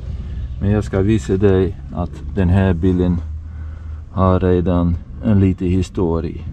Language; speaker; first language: Swedish; non-native, fluent; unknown